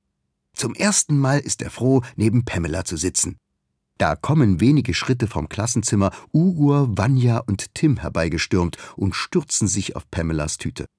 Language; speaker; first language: German; native; German